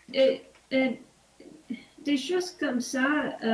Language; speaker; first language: French; non-native, learner; English